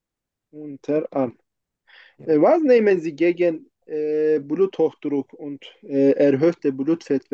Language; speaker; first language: German; non-native, fluent; Turkish